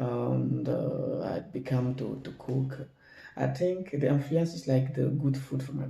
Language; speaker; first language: English; non-native, learner; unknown